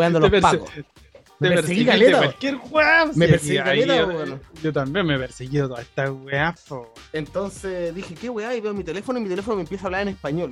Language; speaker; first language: Spanish; native; Spanish